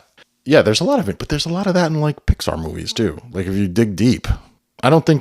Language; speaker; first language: English; native; English